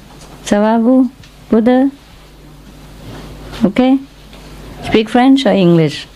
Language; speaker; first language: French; non-native, learner; Vietnamese